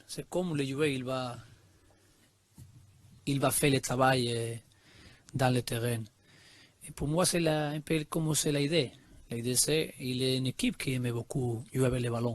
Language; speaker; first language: French; non-native, learner; Spanish